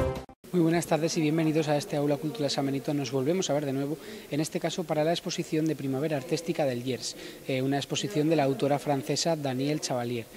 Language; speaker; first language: Spanish; native; Spanish